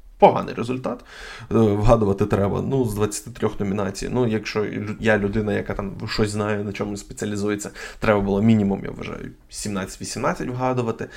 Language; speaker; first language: Ukrainian; non-native, local second language; Russian